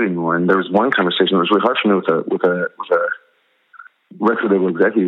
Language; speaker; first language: English; native; English